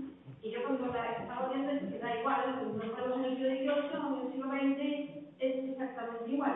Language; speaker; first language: Spanish; native; Spanish